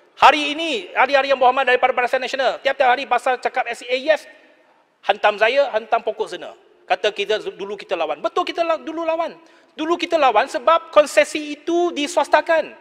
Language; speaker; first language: Malay; native; Malay